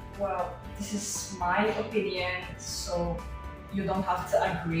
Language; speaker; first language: English; non-native, fluent; Portuguese